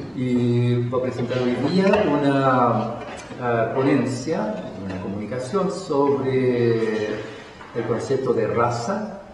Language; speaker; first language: Spanish; native; Spanish